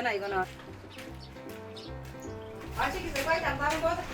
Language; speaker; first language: Korean; native; Korean